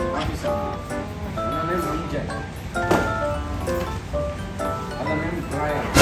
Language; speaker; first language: Arabic; non-native, learner; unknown